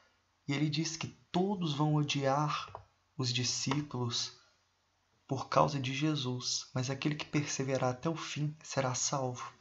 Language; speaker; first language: Portuguese; native; Portuguese